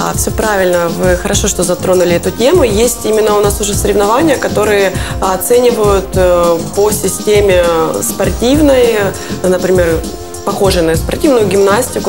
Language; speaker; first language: Russian; native; Russian